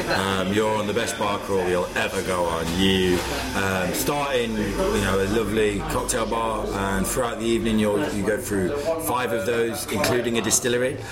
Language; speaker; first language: English; native; English